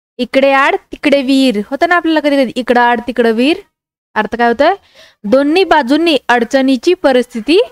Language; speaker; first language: Marathi; native; Marathi